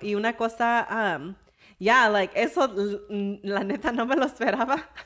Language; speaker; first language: Spanish; early bilingual, heritage; English